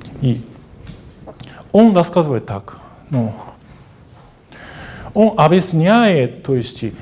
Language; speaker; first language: Russian; non-native, fluent; Japanese